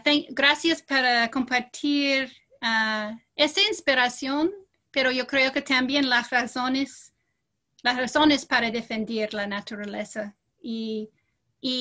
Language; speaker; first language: Spanish; non-native, fluent; English